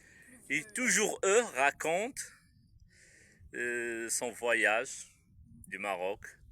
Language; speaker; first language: French; non-native, local second language; Arabic